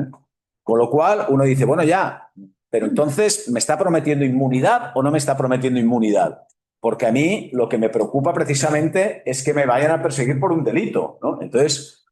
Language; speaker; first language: Spanish; native; Spanish